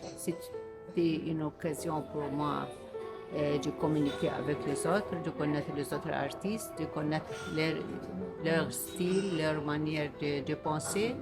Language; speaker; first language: French; non-native, local second language; Arabic